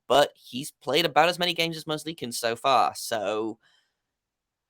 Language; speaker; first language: English; native; English